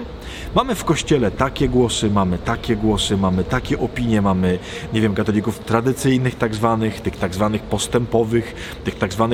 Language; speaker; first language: Polish; native; Polish